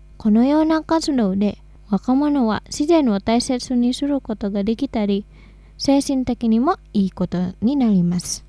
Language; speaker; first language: Japanese; non-native, fluent; Indonesian